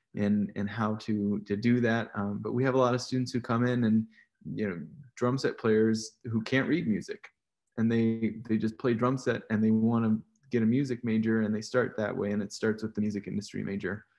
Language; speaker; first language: English; native; English